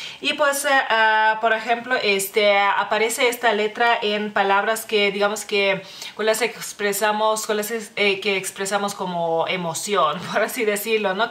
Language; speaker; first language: Spanish; non-native, fluent; Lithuanian